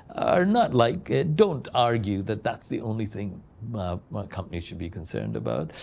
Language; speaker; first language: English; non-native, local second language; Malayalam